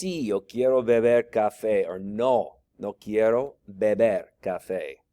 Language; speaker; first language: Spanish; non-native, fluent; English